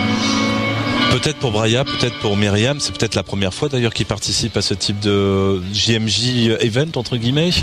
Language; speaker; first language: French; native; French